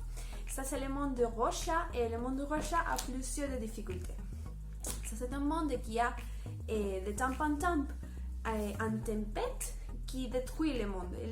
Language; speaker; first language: French; non-native, learner; Spanish